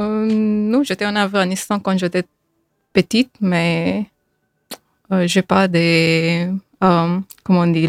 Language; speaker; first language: French; non-native, learner; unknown